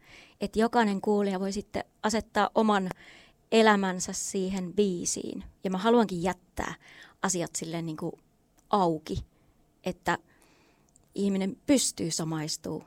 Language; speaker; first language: Finnish; native; Finnish